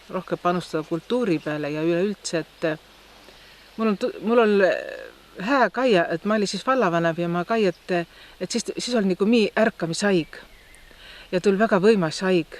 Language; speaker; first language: Estonian; native; Estonian